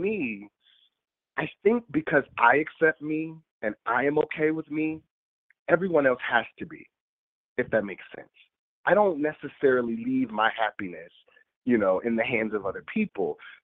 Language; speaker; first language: English; native; English